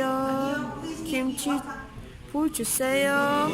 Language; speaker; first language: Korean; non-native, learner; Malay